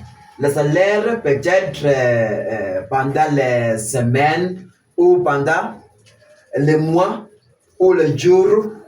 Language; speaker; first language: French; non-native, fluent; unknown